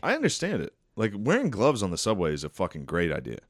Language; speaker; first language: English; native; English